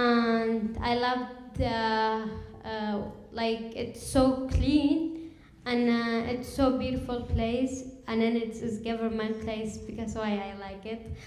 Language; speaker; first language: English; non-native, learner; Kurdish